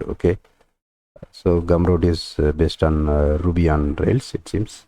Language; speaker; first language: English; non-native, local second language; Tamil